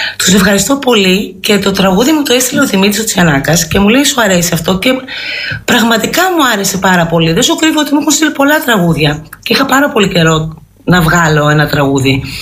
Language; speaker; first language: Greek; early bilingual, heritage; Greek